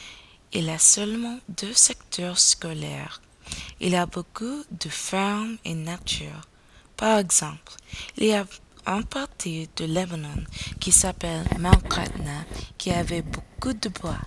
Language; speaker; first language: French; non-native, learner; English